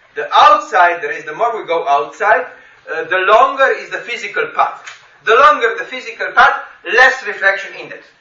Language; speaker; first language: English; non-native, fluent; Slovenian